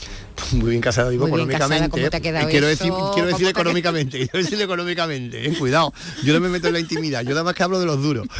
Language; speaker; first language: Spanish; native; Spanish